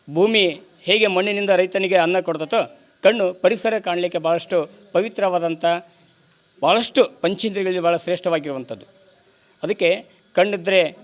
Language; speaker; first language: Kannada; native; Kannada